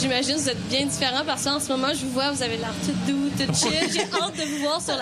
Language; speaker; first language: French; native; French